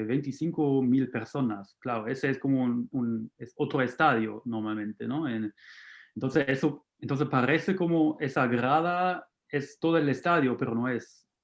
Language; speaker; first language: Spanish; non-native, fluent; German